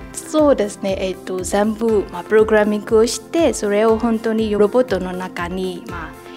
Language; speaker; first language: Japanese; non-native, fluent; Burmese